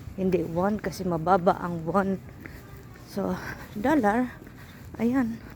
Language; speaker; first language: Filipino; non-native, local second language; Bikol